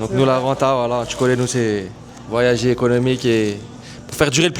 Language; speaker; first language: French; native; French